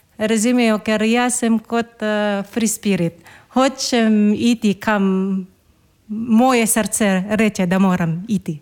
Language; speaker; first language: Slovenian; non-native, learner; Filipino